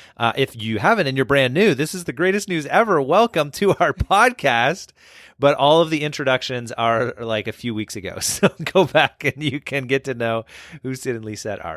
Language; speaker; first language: English; native; English